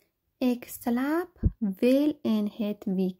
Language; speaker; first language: Dutch; non-native, fluent; Persian